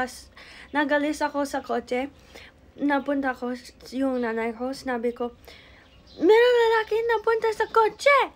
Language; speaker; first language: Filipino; early bilingual, heritage; English